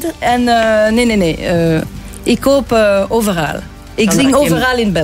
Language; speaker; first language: Dutch; non-native, local second language; French